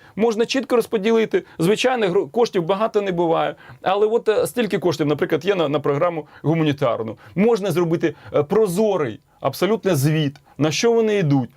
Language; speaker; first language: Ukrainian; native; Ukrainian